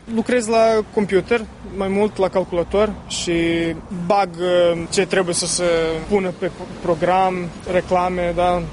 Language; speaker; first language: Romanian; early bilingual, heritage; Romanian